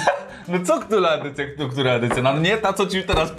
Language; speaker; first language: Polish; native; Polish